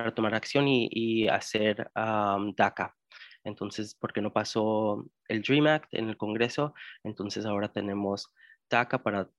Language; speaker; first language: Spanish; early bilingual, heritage; Spanish